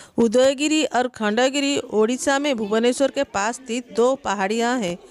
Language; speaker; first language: Hindi; non-native, local second language; Odia